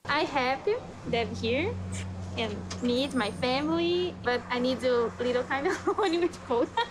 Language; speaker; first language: English; non-native, learner; Portuguese